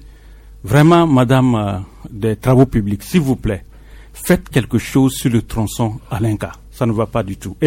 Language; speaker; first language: French; non-native, local second language; Ewe